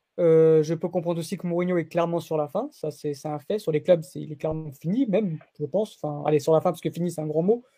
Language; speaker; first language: French; early bilingual, other home language; Portuguese